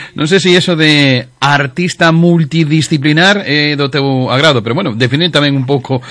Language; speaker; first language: Galician; non-native, local second language; Spanish